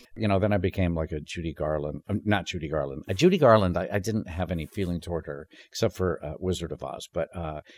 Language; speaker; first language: English; native; English